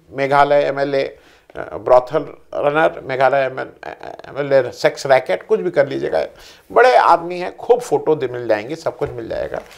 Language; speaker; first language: Hindi; native; Hindi